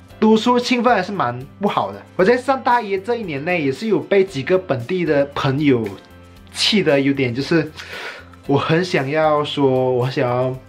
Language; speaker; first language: Chinese; native; Chinese